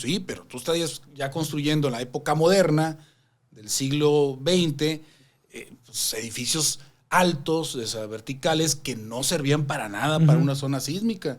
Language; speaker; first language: Spanish; native; Spanish